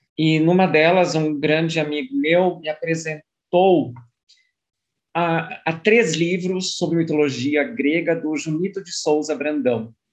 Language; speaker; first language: Portuguese; early bilingual, other home language; German